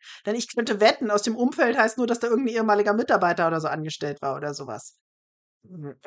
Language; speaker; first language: German; native; German